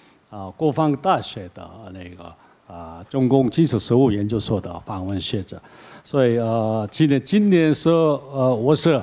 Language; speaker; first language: Chinese; non-native, learner; Korean